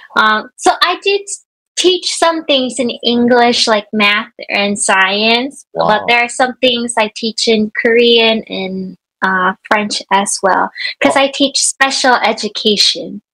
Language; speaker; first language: English; native; English